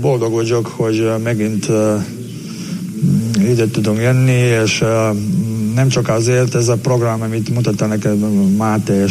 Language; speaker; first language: Hungarian; non-native, learner; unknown